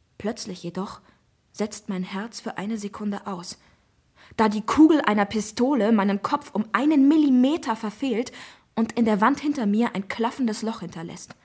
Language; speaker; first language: German; native; German